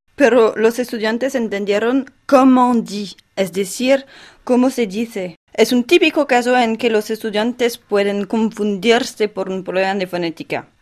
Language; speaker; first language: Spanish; non-native, fluent; French